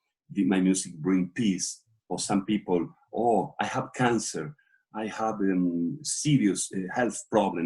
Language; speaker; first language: English; non-native, learner; Portuguese